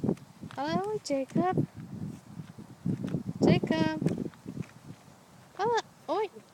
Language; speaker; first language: Portuguese; early bilingual, heritage; Portuguese